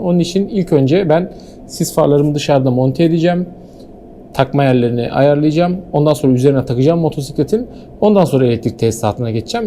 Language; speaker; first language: Turkish; native; Turkish